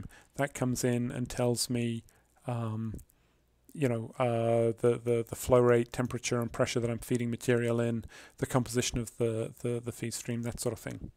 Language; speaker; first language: English; native; English